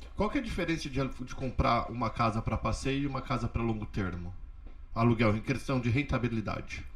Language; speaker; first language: Portuguese; native; Portuguese